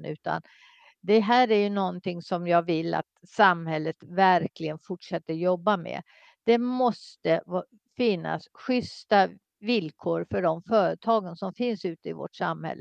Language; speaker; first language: Swedish; native; Swedish